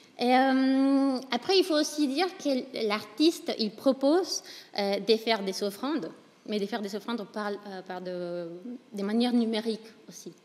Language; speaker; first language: French; non-native, fluent; Spanish